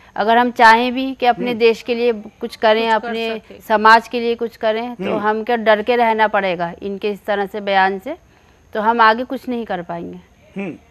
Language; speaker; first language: Hindi; native; Hindi